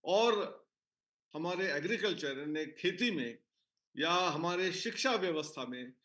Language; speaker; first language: Hindi; non-native, local second language; Marathi